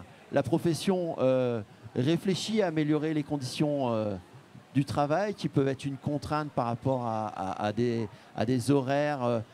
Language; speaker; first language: French; native; French